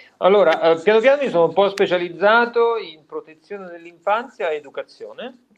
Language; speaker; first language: Italian; native; Italian